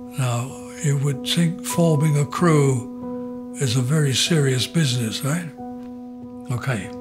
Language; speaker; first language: English; native; English